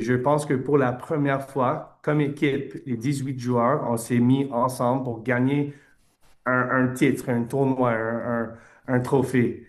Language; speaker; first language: French; non-native, fluent; English